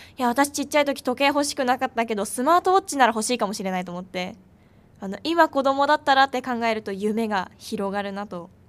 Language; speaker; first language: Japanese; native; Japanese